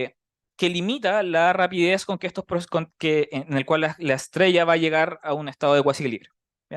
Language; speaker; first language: Spanish; native; Spanish